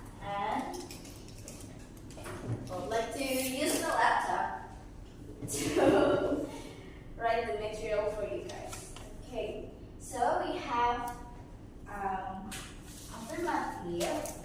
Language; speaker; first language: English; non-native, learner; Indonesian